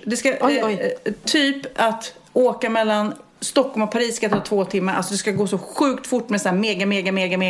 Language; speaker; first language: Swedish; native; Swedish